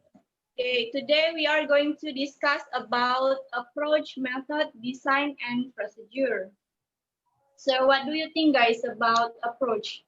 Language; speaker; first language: English; non-native, learner; Indonesian